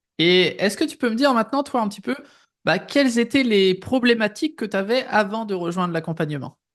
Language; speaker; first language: French; native; French